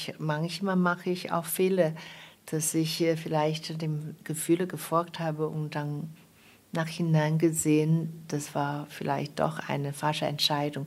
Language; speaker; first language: German; non-native, fluent; Chinese